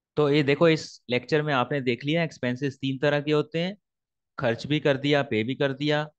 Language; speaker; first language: Hindi; native; Hindi